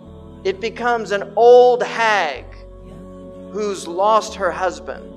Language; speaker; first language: English; native; English